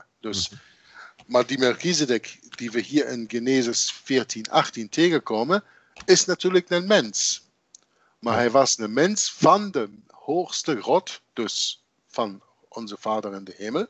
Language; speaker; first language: Dutch; native; Dutch